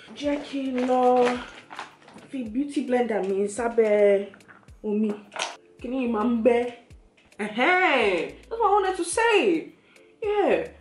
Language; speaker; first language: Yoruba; early bilingual, heritage; Yoruba